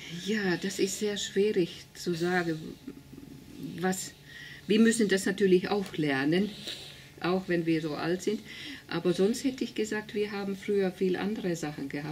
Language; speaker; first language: German; non-native, fluent; Finnish